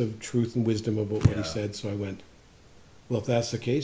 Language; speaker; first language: English; native; English